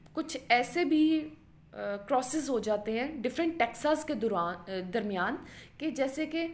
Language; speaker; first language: Urdu; non-native, local second language; Punjabi